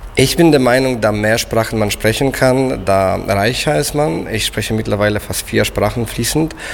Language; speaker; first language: German; non-native, fluent; Polish